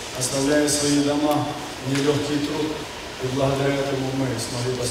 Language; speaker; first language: Russian; native; Russian